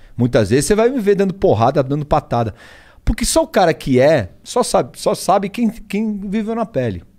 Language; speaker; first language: Portuguese; early bilingual, other home language; Spanish